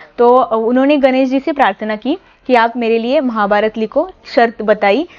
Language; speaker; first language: Hindi; non-native, local second language; Marathi